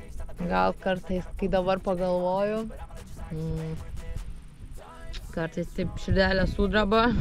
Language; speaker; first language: Lithuanian; native; Lithuanian